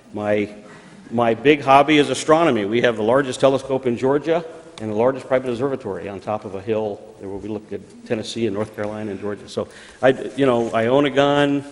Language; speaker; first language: English; native; English